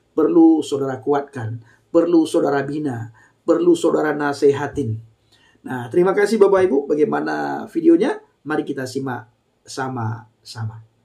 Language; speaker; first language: Indonesian; non-native, local second language; Achinese